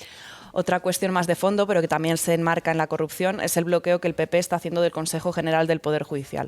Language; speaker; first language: Spanish; native; Spanish